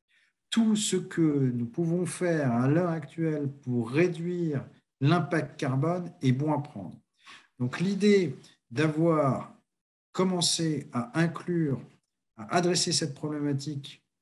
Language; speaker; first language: French; native; French